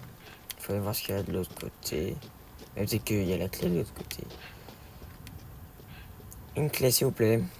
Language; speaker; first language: French; native; French